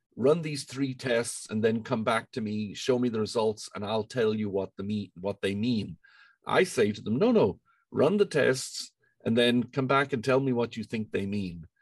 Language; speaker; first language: English; native; English